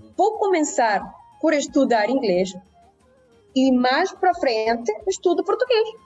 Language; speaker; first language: Portuguese; early bilingual, heritage; Portuguese